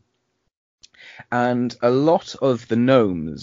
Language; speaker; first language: English; native; English